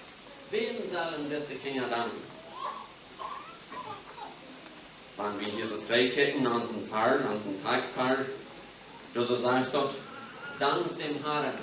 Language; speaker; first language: German; non-native, local second language; Plautdietsch